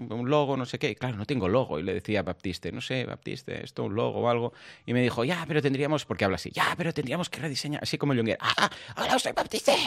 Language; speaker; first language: Spanish; non-native, local second language; Catalan